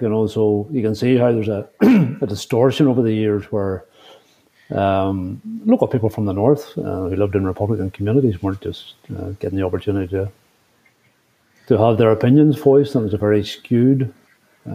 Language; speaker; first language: English; native; English